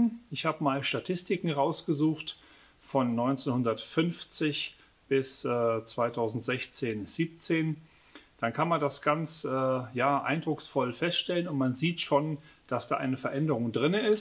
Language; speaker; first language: German; native; German